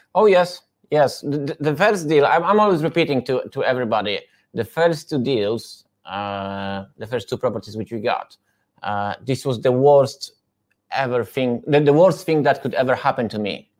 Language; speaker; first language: English; non-native, fluent; Polish